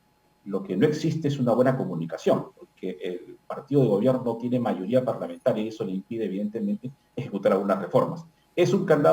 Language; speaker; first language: Spanish; native; Spanish